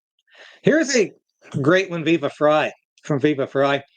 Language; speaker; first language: English; native; English